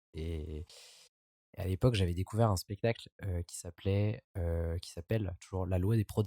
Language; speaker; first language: French; native; French